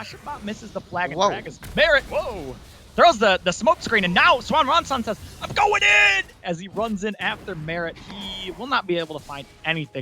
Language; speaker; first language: English; native; English